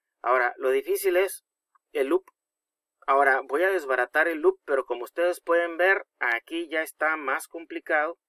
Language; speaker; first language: Spanish; native; Spanish